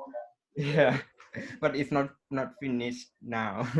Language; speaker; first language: English; non-native, learner; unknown